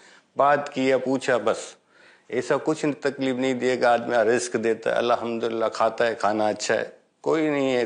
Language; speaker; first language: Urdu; non-native, learner; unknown